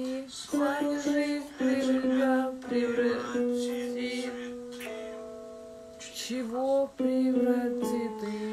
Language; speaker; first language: Russian; native; Russian